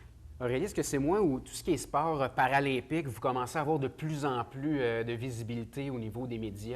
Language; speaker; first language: French; native; French